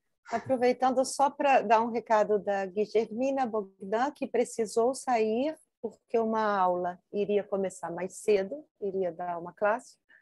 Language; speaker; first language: Portuguese; native; Portuguese